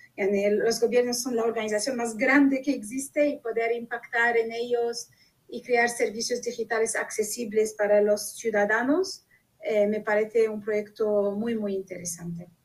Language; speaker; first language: Spanish; non-native, fluent; Arabic